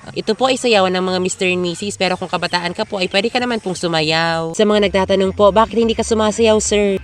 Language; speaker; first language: Filipino; non-native, local second language; Bikol